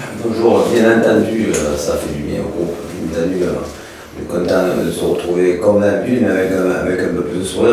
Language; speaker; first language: French; native; French